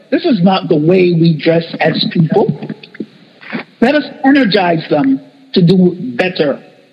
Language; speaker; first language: English; non-native, fluent; Spanish